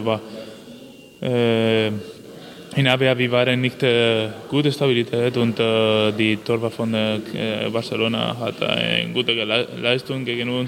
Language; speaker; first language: German; non-native, learner; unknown